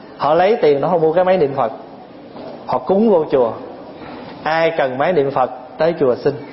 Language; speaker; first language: Vietnamese; early bilingual, other home language; English